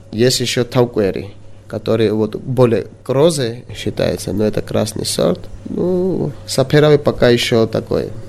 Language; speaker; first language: Russian; non-native, local second language; Georgian